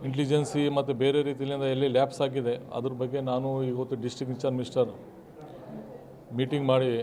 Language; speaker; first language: Kannada; non-native, local second language; Urdu